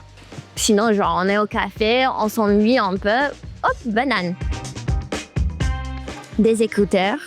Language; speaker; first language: French; early bilingual, heritage; French